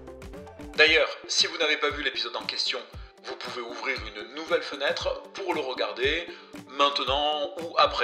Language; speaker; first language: French; native; French